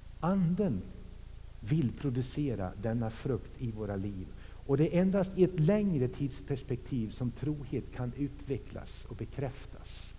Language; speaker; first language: Swedish; native; Swedish